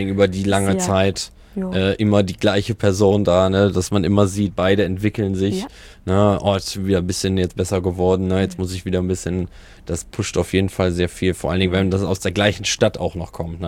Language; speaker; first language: German; native; German